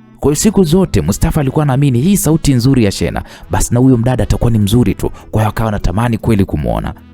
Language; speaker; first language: Swahili; native; Swahili